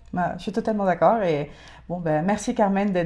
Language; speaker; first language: French; native; French